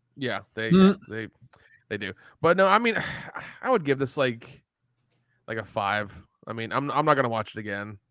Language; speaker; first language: English; early bilingual, other home language; Hindi